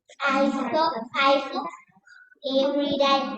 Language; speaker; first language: English; non-native, learner; Vietnamese